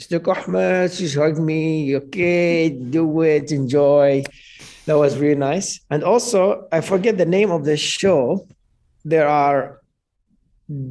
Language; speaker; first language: English; non-native, fluent; Arabic